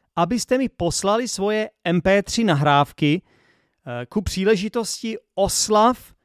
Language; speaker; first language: Czech; native; Czech